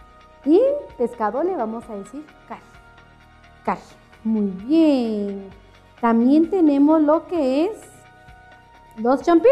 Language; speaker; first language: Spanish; non-native, local second language; Kʼicheʼ